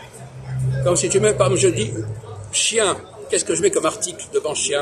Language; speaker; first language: French; native; French